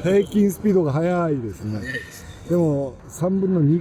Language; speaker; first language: Japanese; non-native, fluent; Korean